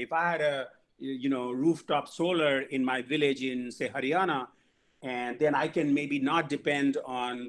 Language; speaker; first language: English; non-native, local second language; Bangla